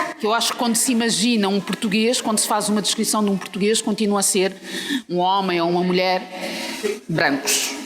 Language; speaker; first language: Portuguese; native; Portuguese